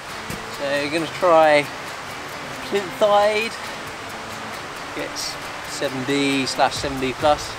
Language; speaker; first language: English; native; English